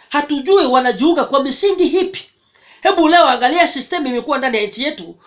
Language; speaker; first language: Swahili; native; Swahili